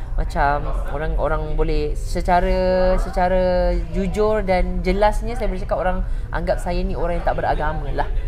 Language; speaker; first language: Malay; native; Malay